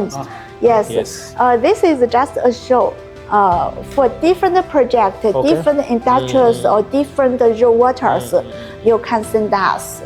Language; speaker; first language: English; non-native, learner; Chinese